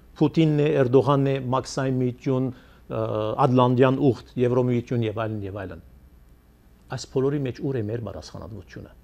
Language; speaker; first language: Armenian; early bilingual, heritage; Armenian